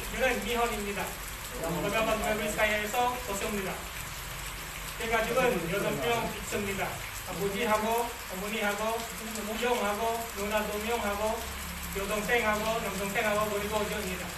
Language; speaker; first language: Korean; non-native, learner; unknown